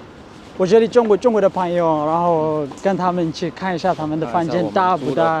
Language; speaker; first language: Chinese; non-native, fluent; Amharic